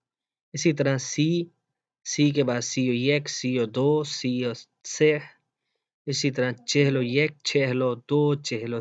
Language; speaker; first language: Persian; non-native, fluent; Urdu